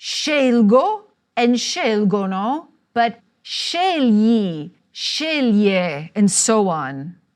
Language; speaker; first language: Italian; non-native, fluent; English